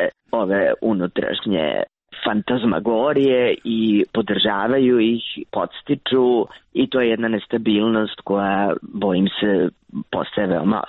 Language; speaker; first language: Croatian; native; Croatian